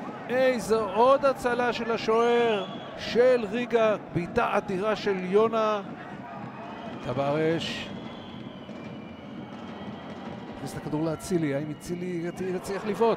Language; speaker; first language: Hebrew; native; Hebrew